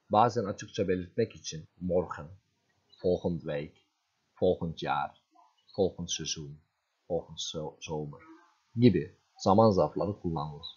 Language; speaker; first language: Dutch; non-native, fluent; Turkish